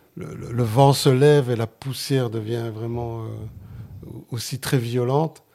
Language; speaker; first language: French; non-native, fluent; Sicilian